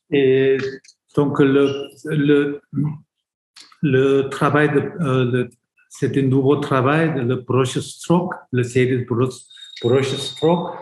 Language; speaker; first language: French; non-native, fluent; Korean